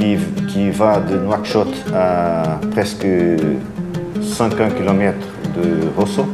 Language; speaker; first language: French; non-native, fluent; Portuguese